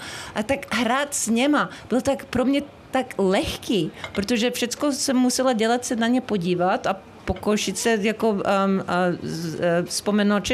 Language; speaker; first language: Czech; early bilingual, heritage; Czech